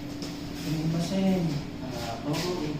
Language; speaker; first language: Japanese; non-native, learner; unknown